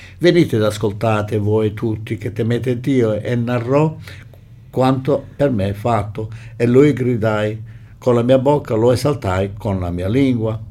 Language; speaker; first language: Italian; native; Italian